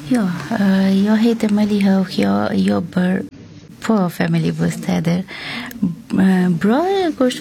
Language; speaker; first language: Swedish; non-native, learner; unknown